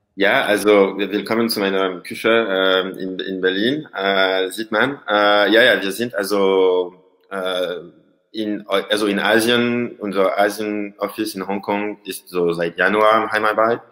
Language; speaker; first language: German; non-native, learner; French